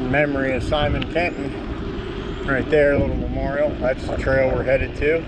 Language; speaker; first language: English; native; English